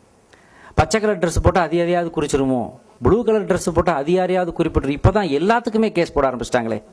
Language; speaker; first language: Tamil; native; Tamil